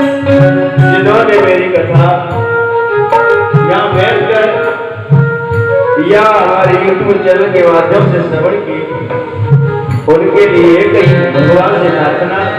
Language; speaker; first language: Hindi; native; Hindi